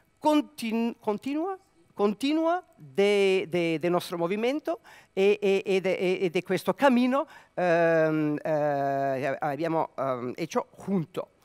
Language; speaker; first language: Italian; non-native, learner; Serbian